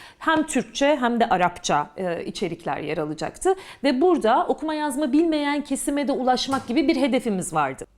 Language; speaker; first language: Turkish; native; Turkish